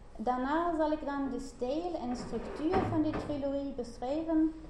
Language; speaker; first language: Dutch; non-native, learner; German